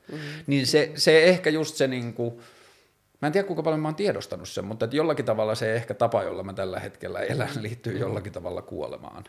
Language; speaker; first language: Finnish; native; Finnish